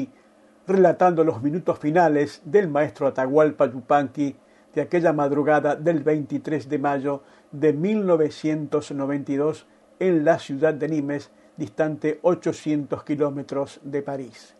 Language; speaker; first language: Spanish; native; Spanish